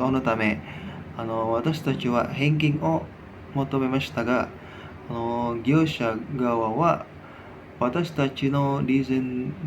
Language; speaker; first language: Japanese; non-native, learner; Indonesian